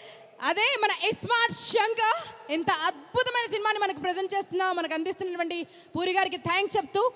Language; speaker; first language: Telugu; native; Telugu